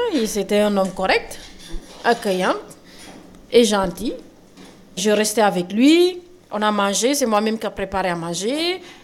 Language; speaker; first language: French; non-native, local second language; Wolof